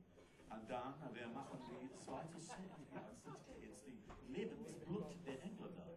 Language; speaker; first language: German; non-native, learner; English